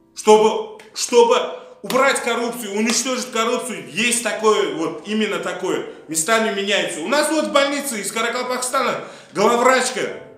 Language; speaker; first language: Russian; non-native, local second language; Uzbek